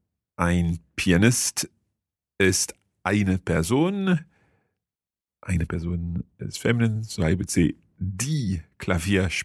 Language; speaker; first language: German; non-native, fluent; English